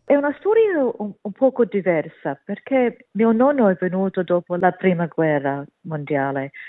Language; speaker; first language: Italian; early bilingual, heritage; Italian